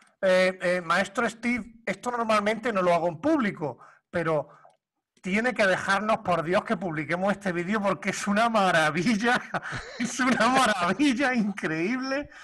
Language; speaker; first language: Spanish; native; Spanish